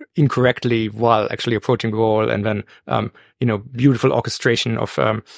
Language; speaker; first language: English; non-native, fluent; German